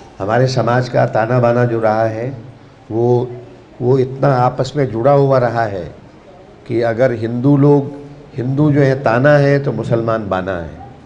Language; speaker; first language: Hindi; native; Hindi